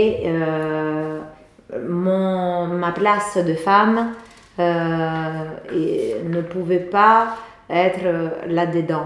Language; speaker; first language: French; non-native, fluent; Italian